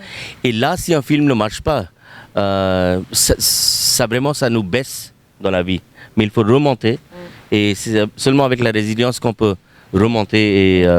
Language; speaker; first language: French; non-native, fluent; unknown